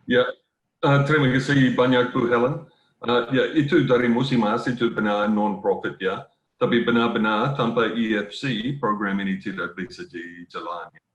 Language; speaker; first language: Indonesian; non-native, fluent; English